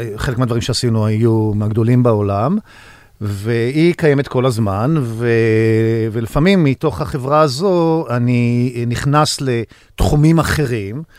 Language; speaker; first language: Hebrew; native; Hebrew